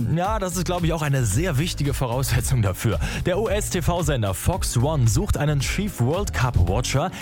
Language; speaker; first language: German; native; German